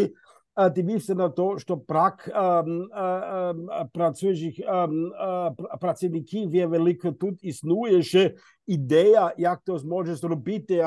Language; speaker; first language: Ukrainian; non-native, fluent; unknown